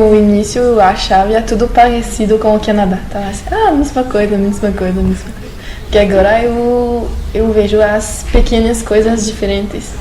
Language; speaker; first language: Portuguese; non-native, fluent; French